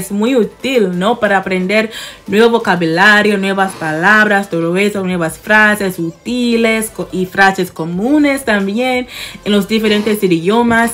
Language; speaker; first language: Spanish; non-native, fluent; English